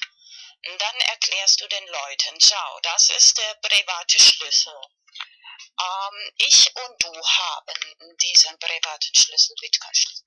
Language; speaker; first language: German; non-native, learner; Spanish